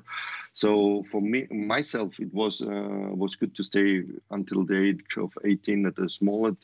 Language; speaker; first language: English; non-native, fluent; German